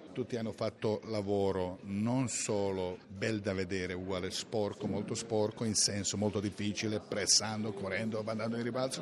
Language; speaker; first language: Italian; non-native, fluent; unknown